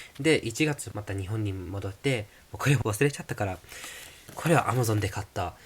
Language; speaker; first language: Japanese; non-native, fluent; English